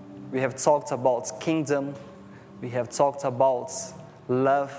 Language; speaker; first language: English; non-native, fluent; Portuguese